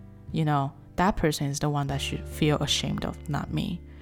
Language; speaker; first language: English; non-native, fluent; Chinese